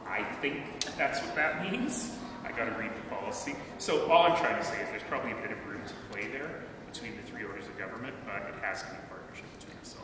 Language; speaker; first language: English; native; English